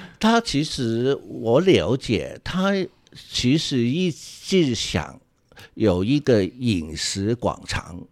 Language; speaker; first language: Chinese; non-native, local second language; Cantonese